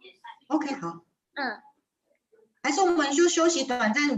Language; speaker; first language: Chinese; native; Chinese